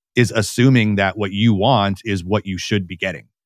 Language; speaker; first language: English; native; English